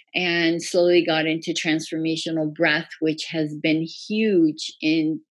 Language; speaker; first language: English; early bilingual, other home language; Persian